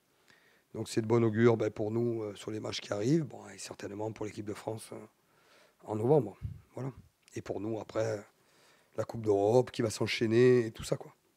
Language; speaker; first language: French; native; French